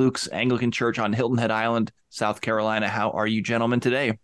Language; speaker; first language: English; native; English